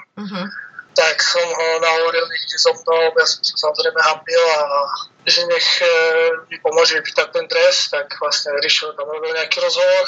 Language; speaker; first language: Slovak; native; Slovak